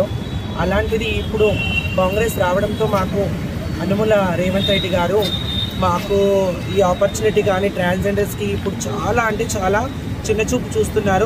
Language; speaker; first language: Telugu; native; Telugu